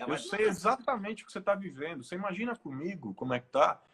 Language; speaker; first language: Portuguese; native; Portuguese